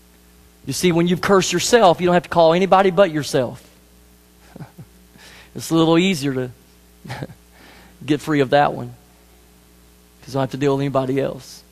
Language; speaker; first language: English; native; English